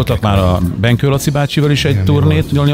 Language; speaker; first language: Hungarian; native; Hungarian